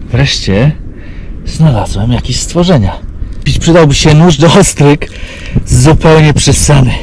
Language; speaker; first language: Polish; native; Polish